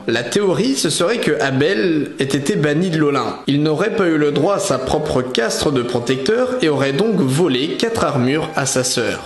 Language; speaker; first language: French; native; French